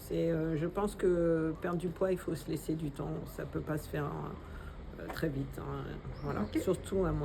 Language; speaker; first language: French; native; French